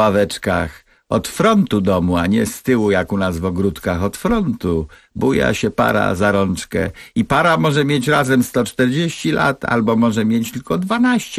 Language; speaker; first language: Polish; native; Polish